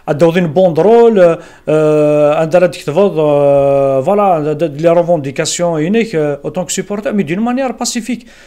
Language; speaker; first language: French; non-native, local second language; Kabyle